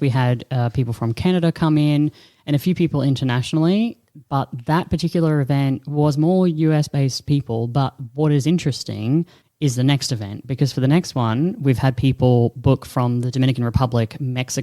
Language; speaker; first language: English; native; English